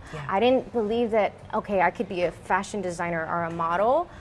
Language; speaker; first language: English; native; English